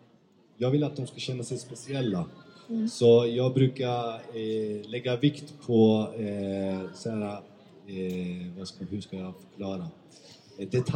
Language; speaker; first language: Swedish; early bilingual, other home language; Turkish